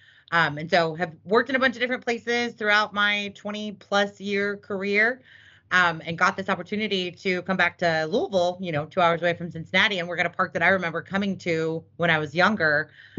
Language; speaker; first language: English; native; English